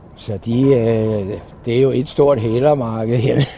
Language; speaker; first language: Danish; native; Danish